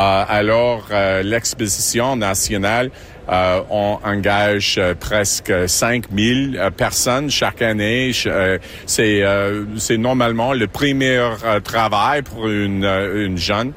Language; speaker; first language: French; non-native, local second language; English